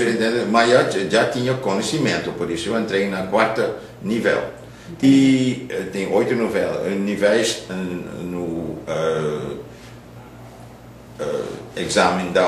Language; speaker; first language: Portuguese; non-native, fluent; Dutch